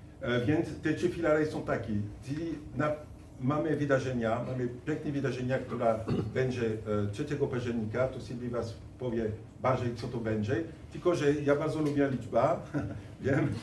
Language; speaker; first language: Polish; non-native, fluent; French